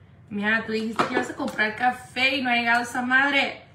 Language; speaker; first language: Spanish; early bilingual, heritage; Spanish